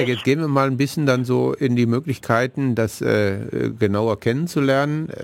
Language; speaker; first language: German; native; German